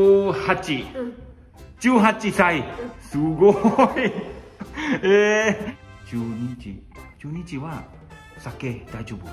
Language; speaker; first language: Japanese; non-native, learner; Thai